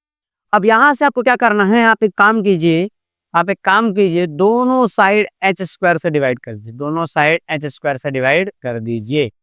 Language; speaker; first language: Hindi; non-native, local second language; Gujarati